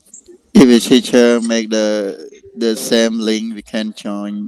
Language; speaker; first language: English; non-native, learner; Khmer